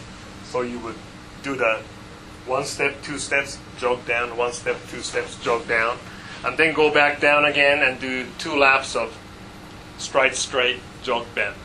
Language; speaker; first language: English; non-native, fluent; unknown